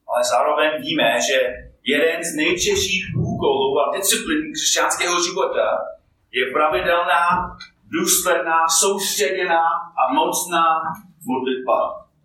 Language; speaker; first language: Czech; non-native, fluent; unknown